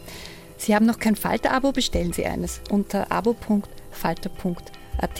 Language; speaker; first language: German; native; German